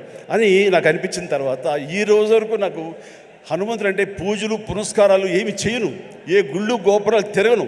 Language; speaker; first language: Telugu; native; Telugu